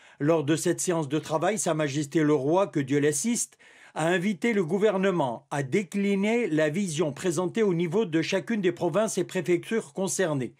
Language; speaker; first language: French; non-native, local second language; Arabic